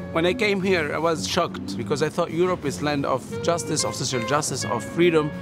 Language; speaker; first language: English; non-native, fluent; Arabic